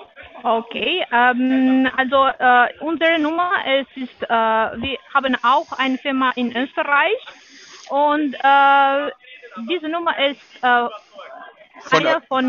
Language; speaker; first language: German; non-native, learner; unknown